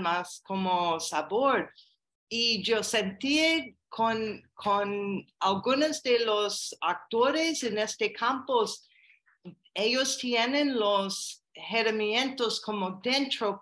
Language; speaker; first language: Spanish; non-native, learner; English